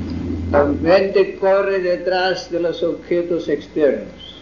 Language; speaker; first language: Spanish; non-native, fluent; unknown